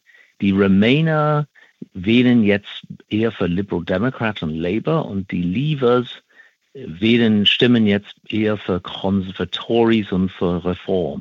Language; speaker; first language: German; non-native, fluent; English